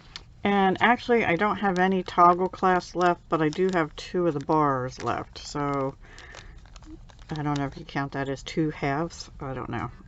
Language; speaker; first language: English; native; English